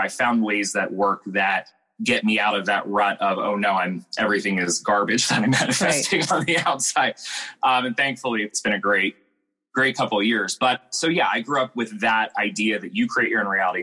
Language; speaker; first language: English; native; English